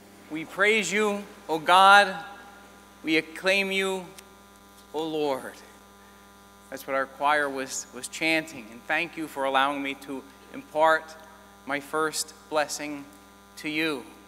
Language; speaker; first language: English; native; English